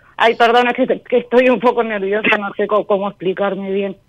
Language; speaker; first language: Spanish; native; Spanish